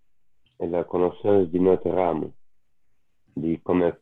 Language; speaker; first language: French; non-native, learner; Italian